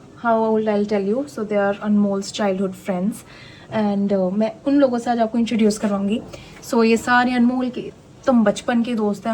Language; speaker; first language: Hindi; native; Hindi